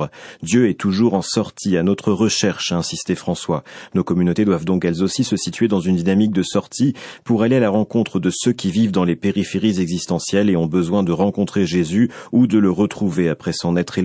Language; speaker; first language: French; native; French